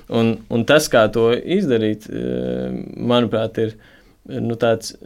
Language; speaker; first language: Latvian; native; Latvian